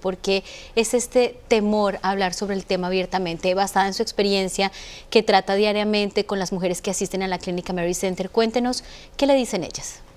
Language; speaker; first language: Spanish; native; Spanish